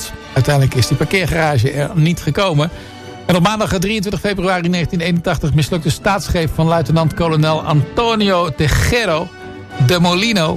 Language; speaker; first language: Dutch; native; Dutch